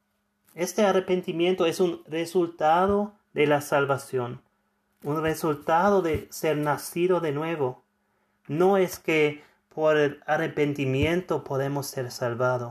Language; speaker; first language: Spanish; non-native, fluent; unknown